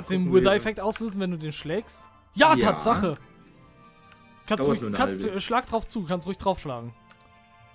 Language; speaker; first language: German; native; German